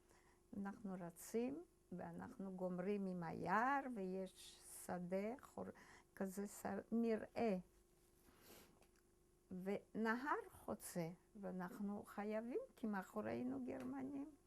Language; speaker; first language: Hebrew; early bilingual, other home language; Polish